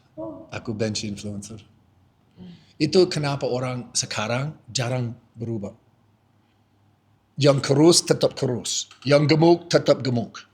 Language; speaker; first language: Indonesian; non-native, fluent; English